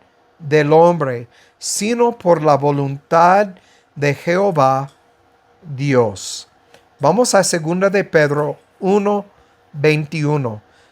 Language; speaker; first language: Spanish; non-native, fluent; English